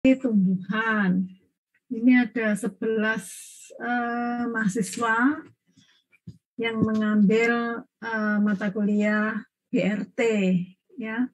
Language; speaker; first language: Indonesian; native; Indonesian